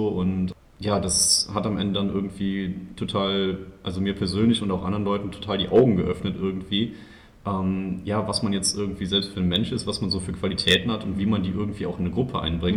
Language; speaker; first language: German; native; German